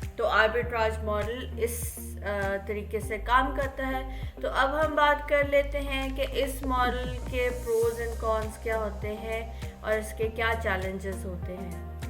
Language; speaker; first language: Urdu; native; Urdu